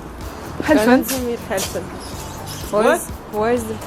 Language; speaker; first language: German; non-native, learner; Russian